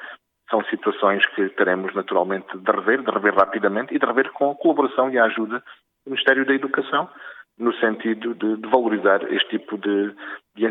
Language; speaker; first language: Portuguese; native; Portuguese